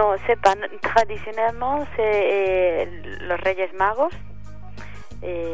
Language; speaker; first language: French; non-native, fluent; Spanish